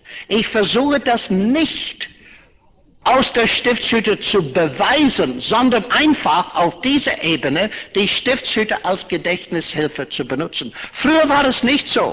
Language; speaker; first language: German; non-native, fluent; English